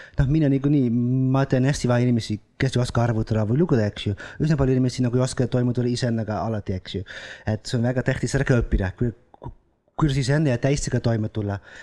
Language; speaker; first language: Estonian; non-native, fluent; Dutch